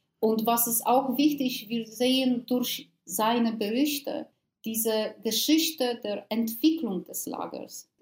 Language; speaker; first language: German; non-native, fluent; Polish